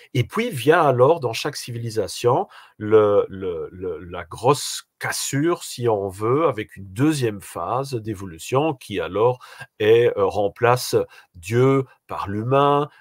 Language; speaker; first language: French; native; French